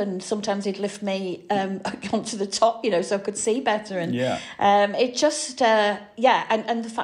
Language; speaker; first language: English; native; English